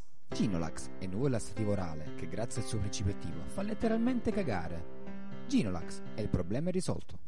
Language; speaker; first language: Italian; native; Italian